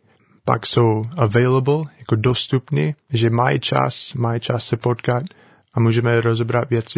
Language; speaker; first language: Czech; non-native, fluent; English